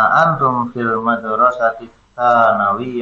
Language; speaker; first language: Arabic; non-native, learner; Indonesian